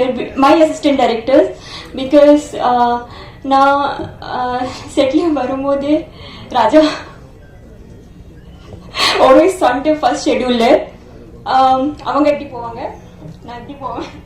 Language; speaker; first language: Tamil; non-native, learner; Bangla